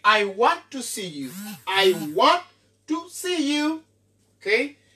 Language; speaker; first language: English; non-native, fluent; Haitian Creole